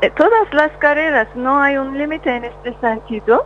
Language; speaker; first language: Spanish; non-native, fluent; Turkish